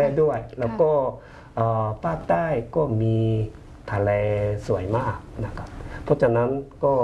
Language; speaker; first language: Thai; non-native, fluent; Japanese